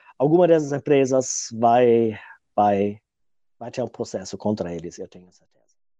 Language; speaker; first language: Portuguese; non-native, fluent; German